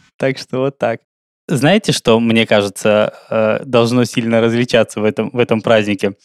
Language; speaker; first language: Russian; native; Russian